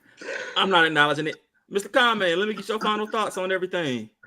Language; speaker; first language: English; native; English